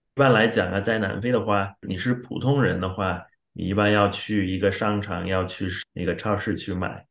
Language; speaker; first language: Chinese; non-native, fluent; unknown